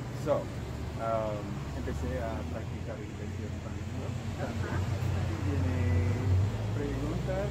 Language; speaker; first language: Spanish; non-native, learner; English